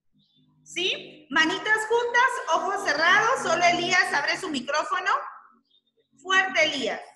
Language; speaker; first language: Spanish; native; Spanish